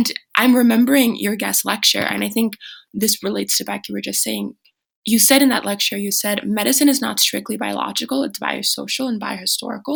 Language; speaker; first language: English; non-native, local second language; French